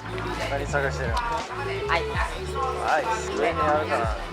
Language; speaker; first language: Japanese; non-native, fluent; English